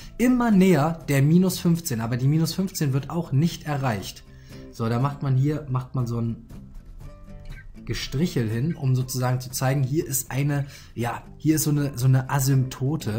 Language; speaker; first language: German; native; German